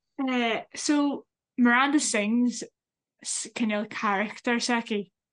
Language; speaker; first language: Irish; non-native, local second language; English